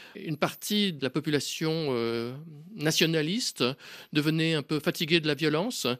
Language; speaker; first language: French; native; French